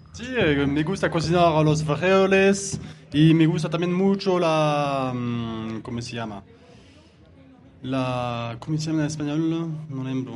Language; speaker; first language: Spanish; non-native, learner; French